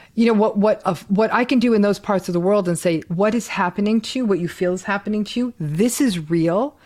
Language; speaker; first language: English; early bilingual, other home language; Hindi